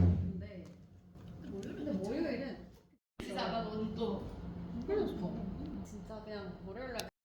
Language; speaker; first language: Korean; non-native, fluent; Vietnamese